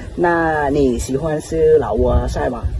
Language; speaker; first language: Chinese; non-native, learner; Lao